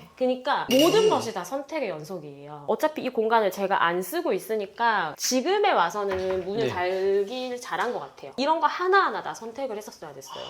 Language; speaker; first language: Korean; native; Korean